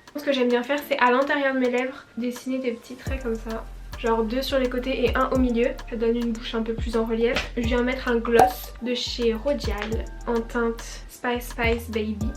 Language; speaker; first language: French; native; French